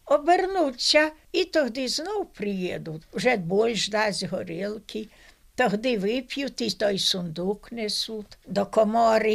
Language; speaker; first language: Ukrainian; native; Ukrainian